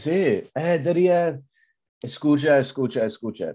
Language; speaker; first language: Spanish; non-native, learner; English